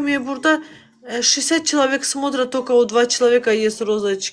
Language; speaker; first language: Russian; non-native, local second language; Azerbaijani